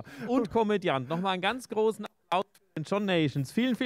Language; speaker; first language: German; native; German